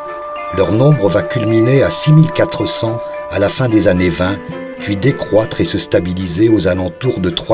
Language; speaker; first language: French; native; French